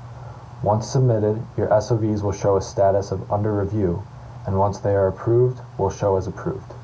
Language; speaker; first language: English; native; English